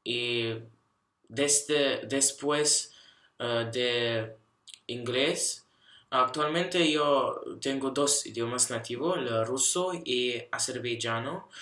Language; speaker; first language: Spanish; non-native, learner; Russian